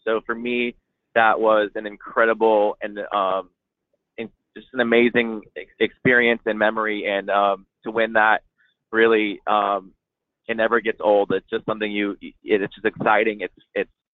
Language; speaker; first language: English; native; English